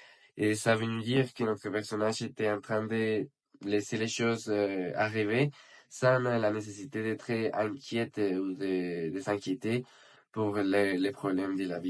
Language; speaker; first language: French; non-native, learner; Spanish